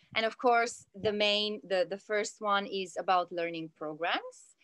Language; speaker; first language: English; non-native, fluent; Italian